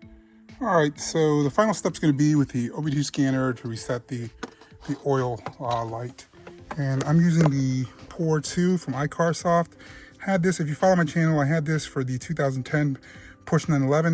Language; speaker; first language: English; native; English